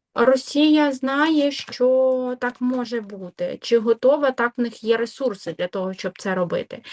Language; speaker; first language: Ukrainian; native; Ukrainian